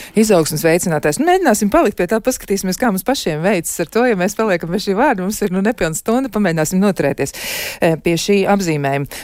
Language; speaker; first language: Latvian; native; Latvian